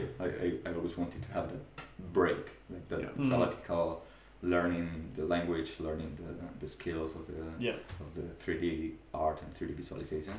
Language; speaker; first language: English; non-native, fluent; Spanish